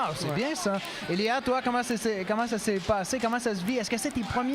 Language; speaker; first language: French; native; French